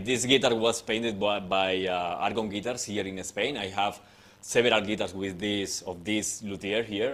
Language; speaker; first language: English; non-native, fluent; Spanish